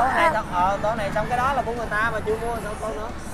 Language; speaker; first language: Vietnamese; native; Vietnamese